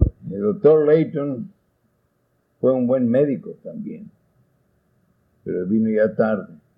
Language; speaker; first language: Spanish; early bilingual, heritage; Spanish